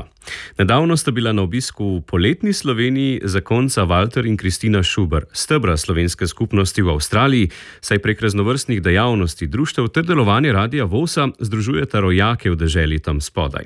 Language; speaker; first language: Slovenian; native; Slovenian